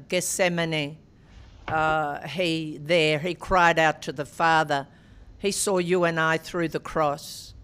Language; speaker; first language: English; native; English